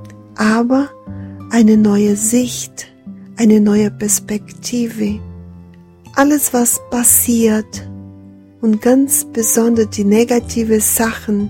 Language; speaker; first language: German; non-native, fluent; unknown